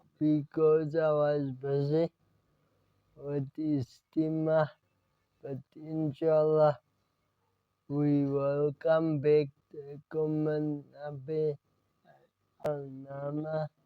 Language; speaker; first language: English; non-native, learner; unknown